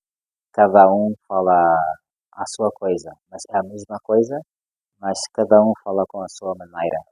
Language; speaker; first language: Portuguese; non-native, learner; Swahili